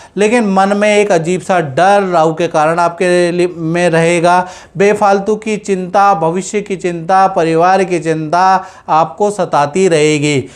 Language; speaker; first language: Hindi; non-native, local second language; Gujarati